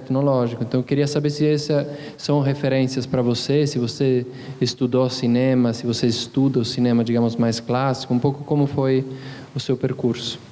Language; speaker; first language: Portuguese; non-native, fluent; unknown